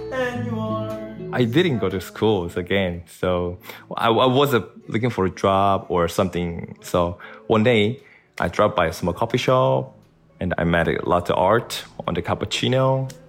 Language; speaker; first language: English; non-native, learner; Korean